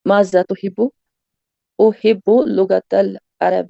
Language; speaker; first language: Arabic; non-native, learner; Urdu